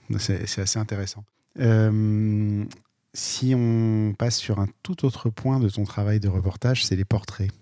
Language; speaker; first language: French; native; French